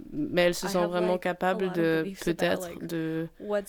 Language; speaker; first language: French; non-native, fluent; Polish